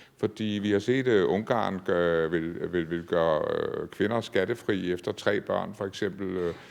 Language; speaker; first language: Danish; native; Danish